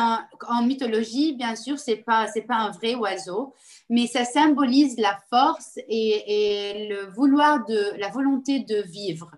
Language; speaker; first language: French; non-native, local second language; Arabic